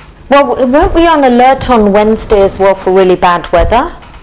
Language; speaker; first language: English; native; English